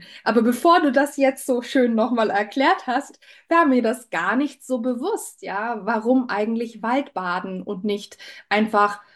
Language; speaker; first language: German; native; German